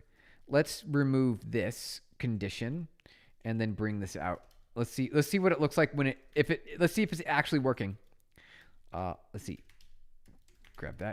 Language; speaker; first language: English; native; English